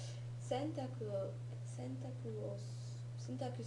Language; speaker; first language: Japanese; non-native, learner; English